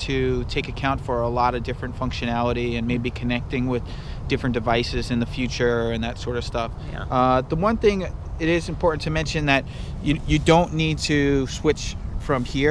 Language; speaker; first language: English; native; English